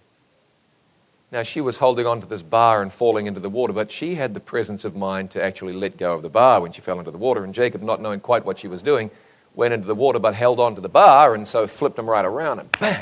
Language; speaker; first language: English; native; English